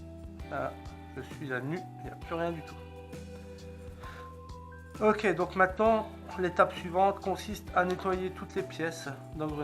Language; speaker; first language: French; native; French